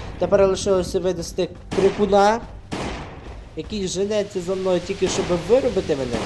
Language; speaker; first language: Ukrainian; non-native, local second language; Russian